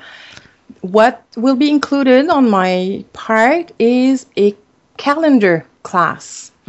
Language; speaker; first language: English; non-native, fluent; French